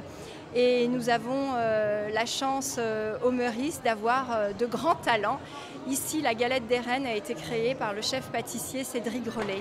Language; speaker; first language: French; native; French